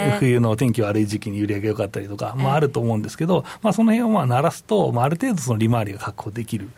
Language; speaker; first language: Japanese; native; Japanese